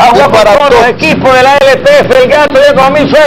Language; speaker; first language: Spanish; native; Spanish